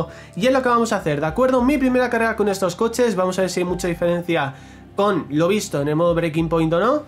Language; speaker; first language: Spanish; native; Spanish